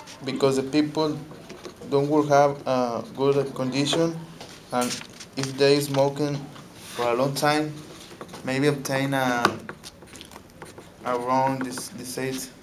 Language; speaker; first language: English; non-native, learner; Spanish